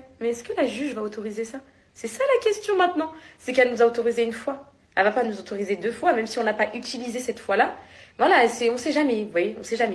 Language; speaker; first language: French; native; French